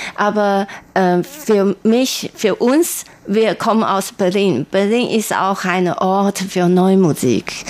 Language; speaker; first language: German; non-native, learner; Chinese